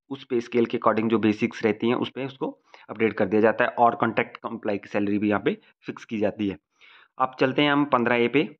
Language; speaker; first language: Hindi; native; Hindi